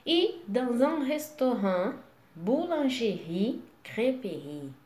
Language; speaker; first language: French; non-native, fluent; Portuguese